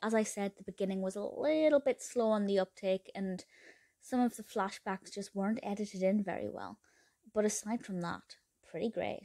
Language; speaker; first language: English; native; English